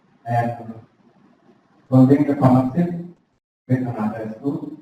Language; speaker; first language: English; non-native, learner; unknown